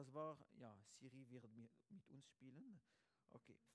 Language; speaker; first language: German; non-native, learner; French